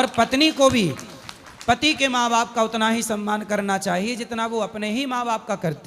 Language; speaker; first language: Hindi; native; Hindi